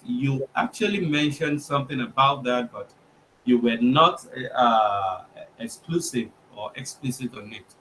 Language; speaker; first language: English; non-native, fluent; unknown